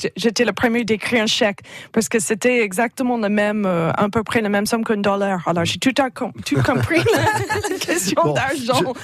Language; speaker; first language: French; non-native, fluent; English